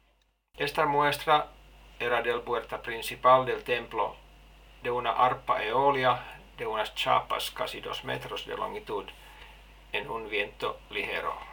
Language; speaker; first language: Spanish; non-native, learner; Finnish